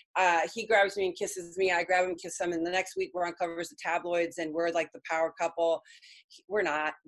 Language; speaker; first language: English; early bilingual, other home language; Spanish